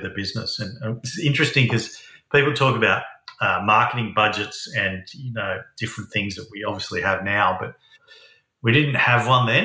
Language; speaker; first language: English; native; English